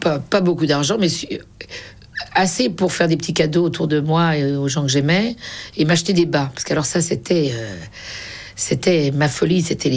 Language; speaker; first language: French; native; French